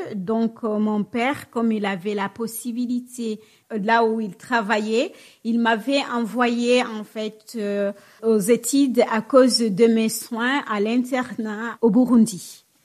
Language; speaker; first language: French; non-native, local second language; Swahili